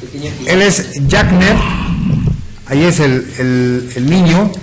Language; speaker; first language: Spanish; native; Spanish